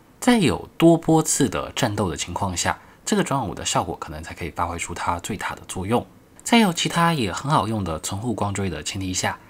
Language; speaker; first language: Chinese; native; Chinese